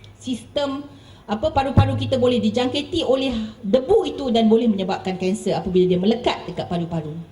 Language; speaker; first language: Malay; native; Malay